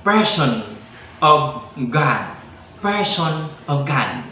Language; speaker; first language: English; non-native, local second language; Filipino